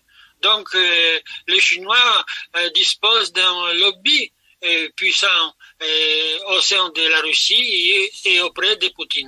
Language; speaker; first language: French; non-native, fluent; Polish